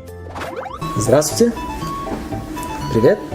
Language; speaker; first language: Russian; non-native, local second language; Tajik